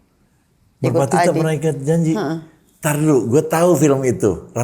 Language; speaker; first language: Indonesian; native; Indonesian